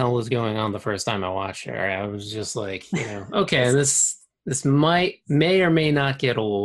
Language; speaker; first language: English; native; English